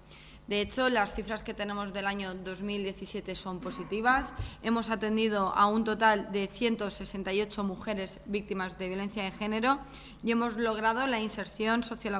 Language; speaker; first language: Spanish; native; Spanish